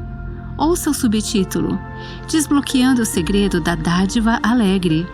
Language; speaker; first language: Portuguese; native; Portuguese